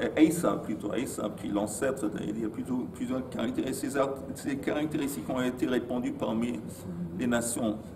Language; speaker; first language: French; native; French